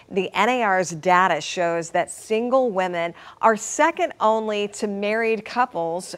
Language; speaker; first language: English; non-native, local second language; French